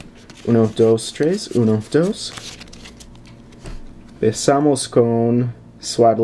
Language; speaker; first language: Spanish; non-native, learner; English